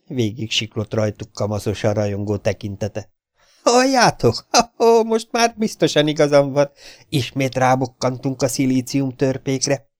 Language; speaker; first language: Hungarian; native; Hungarian